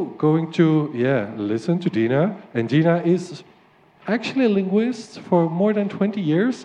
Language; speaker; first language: English; non-native, fluent; Dutch